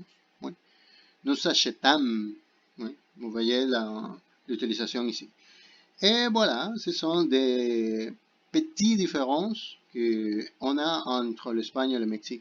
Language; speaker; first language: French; non-native, fluent; Spanish